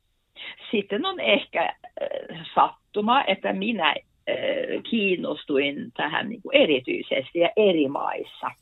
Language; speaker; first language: Finnish; non-native, fluent; Norwegian